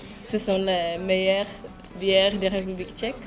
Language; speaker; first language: French; non-native, fluent; Czech